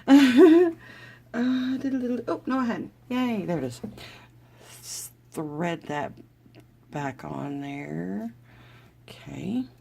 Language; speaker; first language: English; native; English